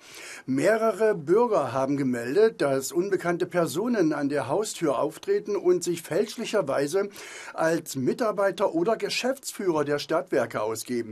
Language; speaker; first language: German; native; German